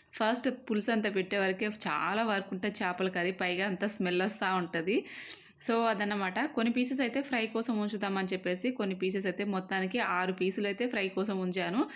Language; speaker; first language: Telugu; native; Telugu